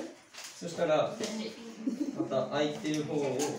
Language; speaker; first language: Japanese; native; Japanese